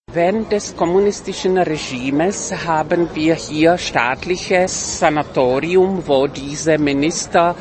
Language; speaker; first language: German; non-native, fluent; Czech